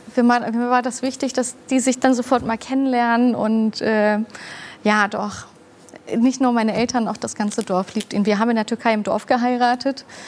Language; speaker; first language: German; early bilingual, other home language; Turkish